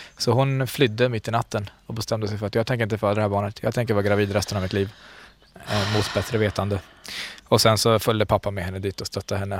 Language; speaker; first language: Swedish; early bilingual, other home language; Central Kurdish